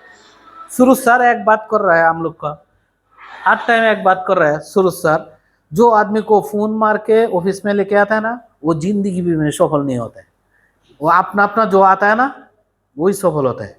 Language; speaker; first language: Hindi; non-native, learner; Bangla